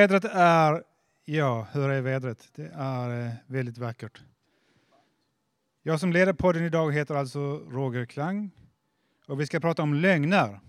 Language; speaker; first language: Swedish; native; Swedish